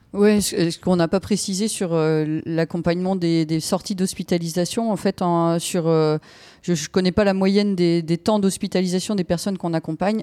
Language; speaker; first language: French; native; French